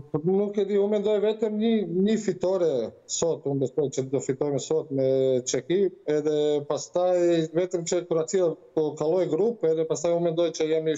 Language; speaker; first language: Albanian; non-native, learner; Croatian